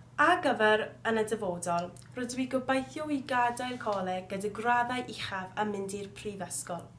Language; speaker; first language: Welsh; non-native, local second language; English